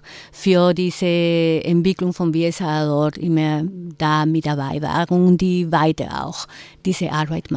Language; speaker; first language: German; non-native, fluent; Spanish